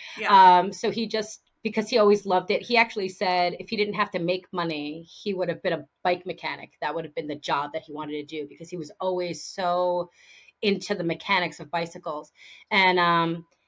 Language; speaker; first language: English; native; English